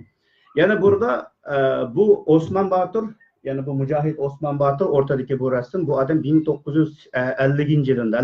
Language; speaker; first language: Turkish; non-native, learner; Uyghur